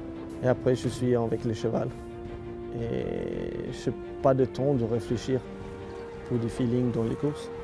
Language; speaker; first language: French; non-native, learner; Swedish